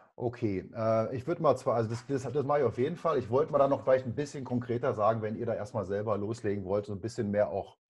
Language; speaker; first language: German; native; German